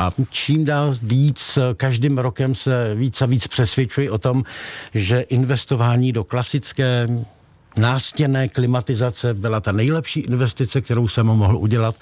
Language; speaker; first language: Czech; native; Czech